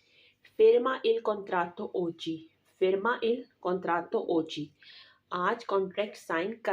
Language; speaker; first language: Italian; non-native, learner; Urdu